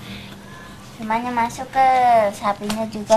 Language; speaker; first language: Indonesian; native; Indonesian